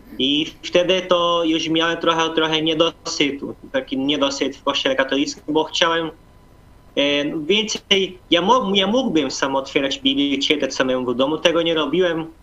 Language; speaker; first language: Polish; non-native, fluent; Portuguese